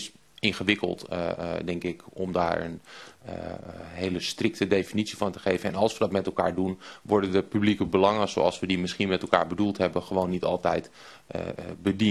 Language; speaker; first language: Dutch; native; Dutch